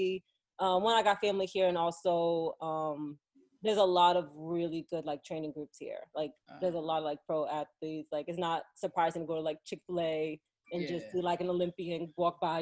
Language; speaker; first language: English; native; English